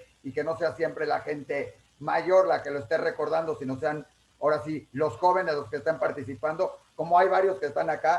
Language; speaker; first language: Spanish; native; Spanish